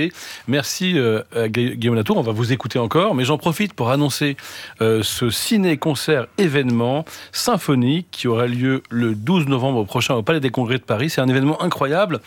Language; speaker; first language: French; native; French